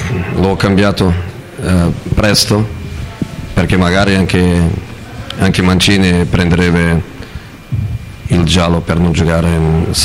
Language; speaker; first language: Italian; non-native, fluent; Portuguese